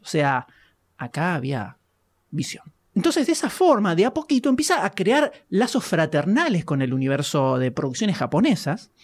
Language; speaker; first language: Spanish; native; Spanish